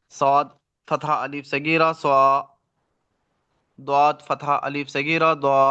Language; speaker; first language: Arabic; non-native, learner; Telugu